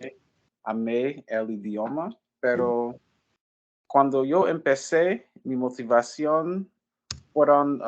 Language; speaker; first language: Spanish; non-native, learner; English